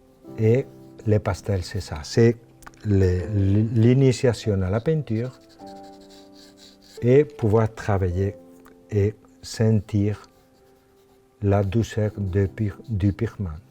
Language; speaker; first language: French; non-native, fluent; Spanish